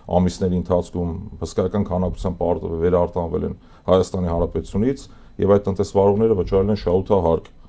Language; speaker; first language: Armenian; native; Armenian